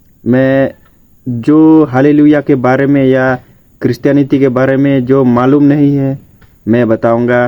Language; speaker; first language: Hindi; non-native, local second language; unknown